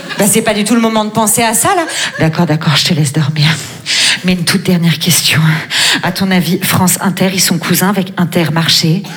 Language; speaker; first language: French; native; French